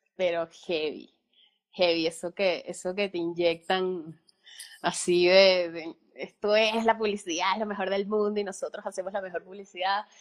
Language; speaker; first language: Spanish; native; Spanish